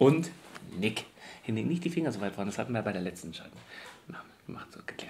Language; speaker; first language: German; native; German